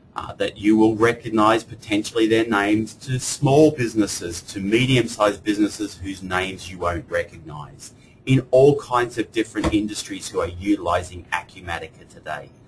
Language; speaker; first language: English; native; English